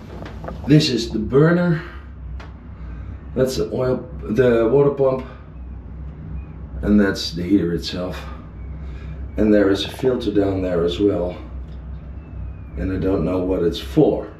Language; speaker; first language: English; non-native, fluent; Dutch